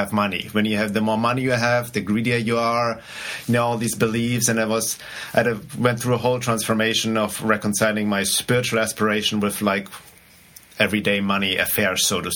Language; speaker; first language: English; non-native, fluent; German